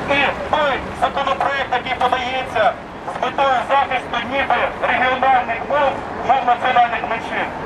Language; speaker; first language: Ukrainian; native; Ukrainian